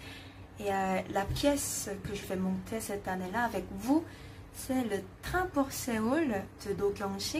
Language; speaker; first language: French; non-native, fluent; Korean